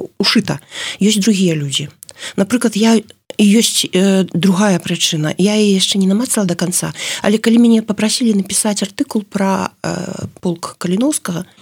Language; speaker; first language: Belarusian; native; Belarusian